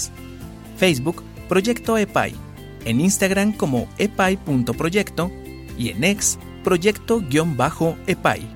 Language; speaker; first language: Spanish; native; Spanish